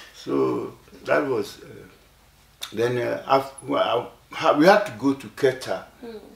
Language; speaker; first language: English; non-native, local second language; Ewe